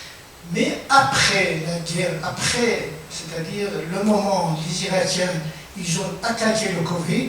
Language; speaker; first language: French; non-native, fluent; Persian